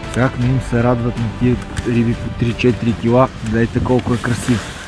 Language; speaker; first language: Bulgarian; native; Bulgarian